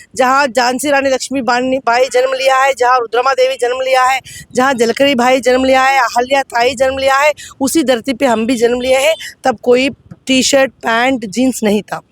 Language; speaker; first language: Hindi; non-native, local second language; Tamil